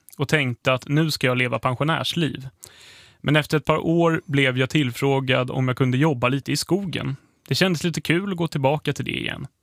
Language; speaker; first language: Swedish; native; Swedish